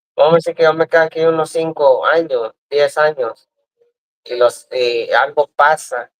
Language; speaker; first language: Spanish; early bilingual, other home language; English